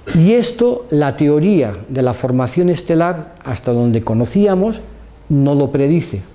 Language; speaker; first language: Spanish; native; Spanish